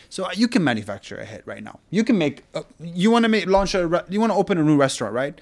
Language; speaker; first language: English; non-native, fluent; Arabic